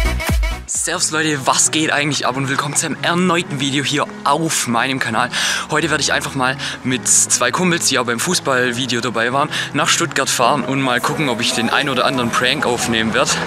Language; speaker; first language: German; native; German